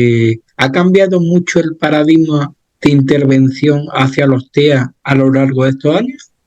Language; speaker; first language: Spanish; native; Spanish